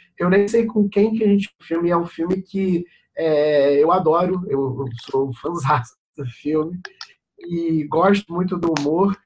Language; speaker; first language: Portuguese; native; Portuguese